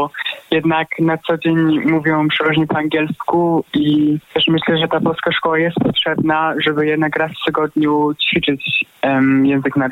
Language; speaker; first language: Polish; early bilingual, heritage; Polish